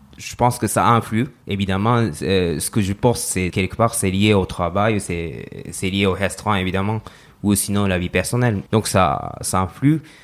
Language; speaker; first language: French; non-native, fluent; Japanese